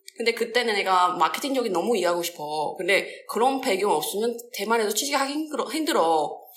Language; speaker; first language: Korean; non-native, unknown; Chinese